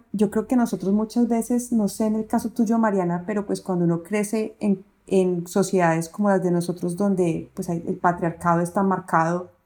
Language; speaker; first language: Spanish; native; Spanish